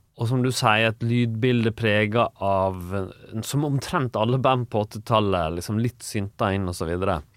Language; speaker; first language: Norwegian; native; Norwegian